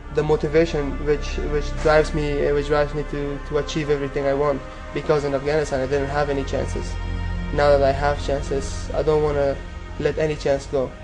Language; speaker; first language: English; non-native, fluent; Persian